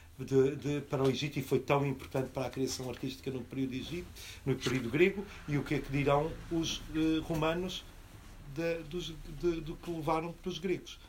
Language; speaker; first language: Portuguese; native; Portuguese